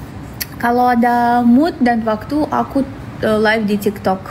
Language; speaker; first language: Indonesian; non-native, fluent; Russian